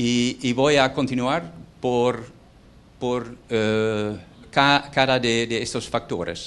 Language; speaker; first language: Spanish; non-native, fluent; Dutch